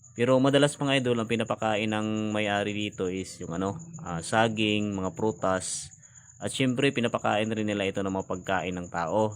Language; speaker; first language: Filipino; non-native, local second language; Cebuano